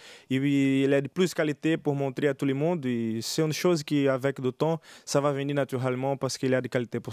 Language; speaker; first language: French; non-native, learner; Portuguese